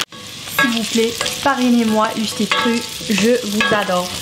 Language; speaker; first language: French; non-native, fluent; English